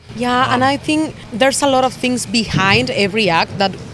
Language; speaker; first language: English; non-native, fluent; Spanish